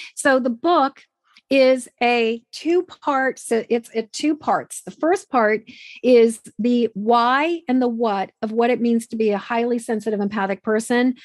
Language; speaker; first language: English; native; English